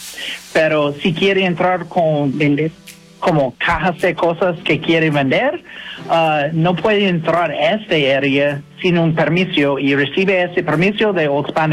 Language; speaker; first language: Spanish; non-native, fluent; English